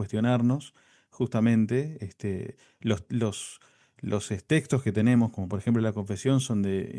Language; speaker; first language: Spanish; native; Spanish